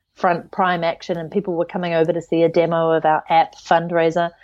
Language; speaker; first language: English; native; English